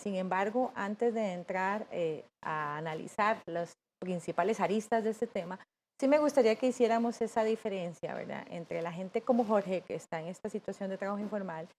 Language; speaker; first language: Spanish; native; Spanish